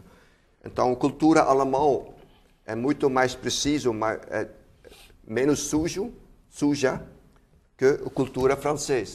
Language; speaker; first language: Portuguese; non-native, fluent; Dutch